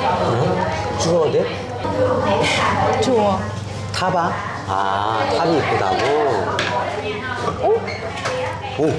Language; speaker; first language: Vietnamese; non-native, learner; Korean